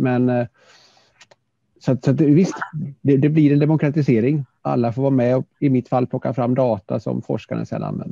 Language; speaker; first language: Swedish; native; Swedish